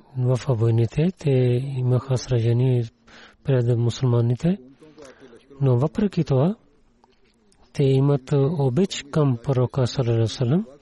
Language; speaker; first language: Bulgarian; non-native, learner; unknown